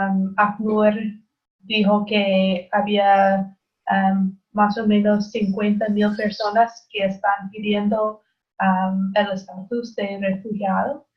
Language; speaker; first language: Spanish; non-native, learner; English